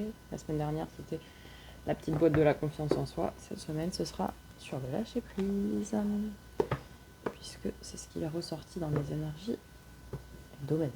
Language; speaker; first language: French; native; French